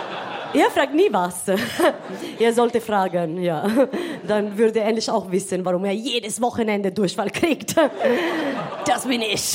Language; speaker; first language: German; non-native, fluent; Italian